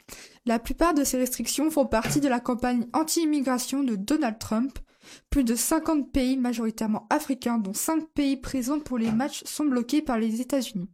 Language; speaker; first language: French; native; French